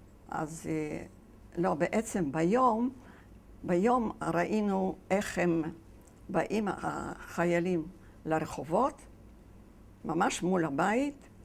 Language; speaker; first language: Hebrew; non-native, fluent; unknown